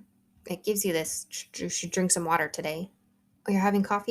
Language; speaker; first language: English; native; English